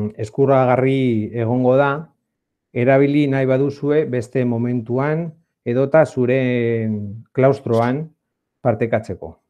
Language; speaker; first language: Basque; non-native, local second language; Spanish